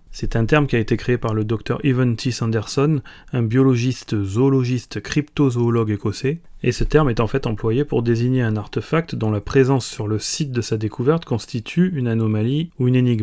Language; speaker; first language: French; native; French